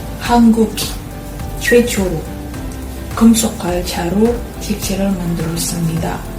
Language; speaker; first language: Korean; non-native, fluent; Indonesian